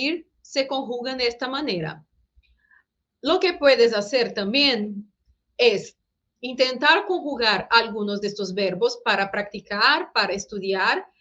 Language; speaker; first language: Spanish; non-native, fluent; Portuguese